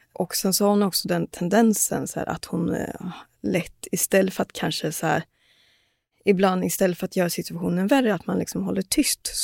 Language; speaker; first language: Swedish; early bilingual, other home language; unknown